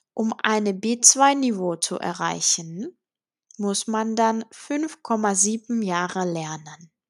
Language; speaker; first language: German; non-native, fluent; Czech